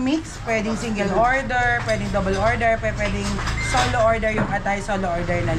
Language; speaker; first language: Filipino; native; Filipino